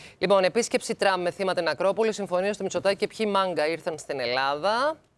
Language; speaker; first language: Greek; native; Greek